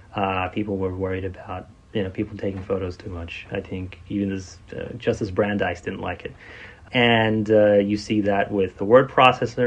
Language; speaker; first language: English; native; English